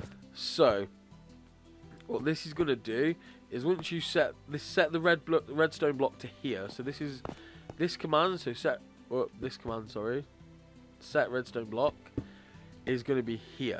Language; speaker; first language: English; native; English